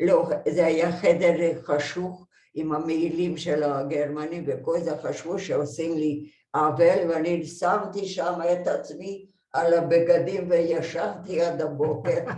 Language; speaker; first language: Hebrew; non-native, fluent; Hungarian